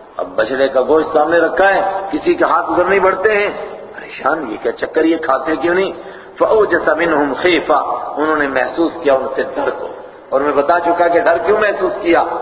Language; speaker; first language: Urdu; non-native, local second language; Punjabi